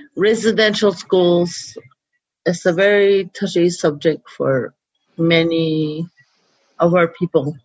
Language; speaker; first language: English; non-native, fluent; Cree